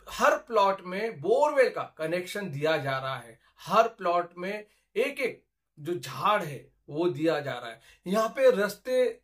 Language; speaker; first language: Hindi; non-native, local second language; Marathi